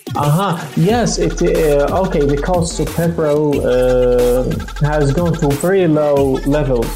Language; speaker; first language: English; non-native, fluent; Arabic